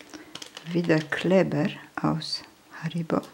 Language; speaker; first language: German; non-native, fluent; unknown